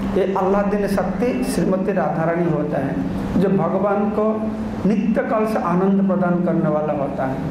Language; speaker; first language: Hindi; non-native, local second language; Odia